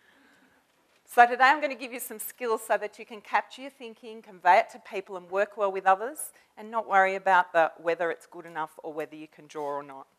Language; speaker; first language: English; native; English